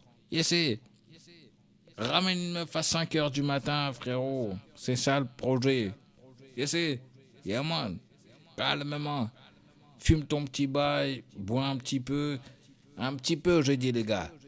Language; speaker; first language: French; native; French